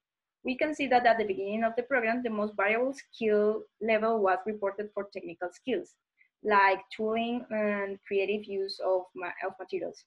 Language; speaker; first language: English; non-native, fluent; Spanish